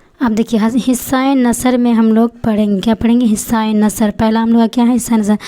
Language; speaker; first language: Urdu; native; Urdu